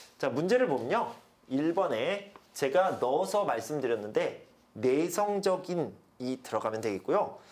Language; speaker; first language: Korean; native; Korean